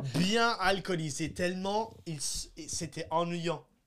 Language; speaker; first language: French; non-native, fluent; English